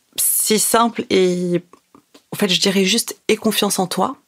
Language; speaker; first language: French; non-native, local second language; Arabic